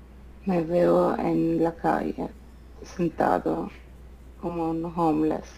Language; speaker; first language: Spanish; non-native, fluent; Italian